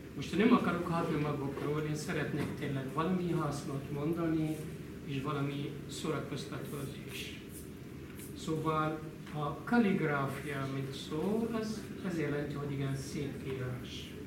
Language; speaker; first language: Hungarian; non-native, fluent; Arabic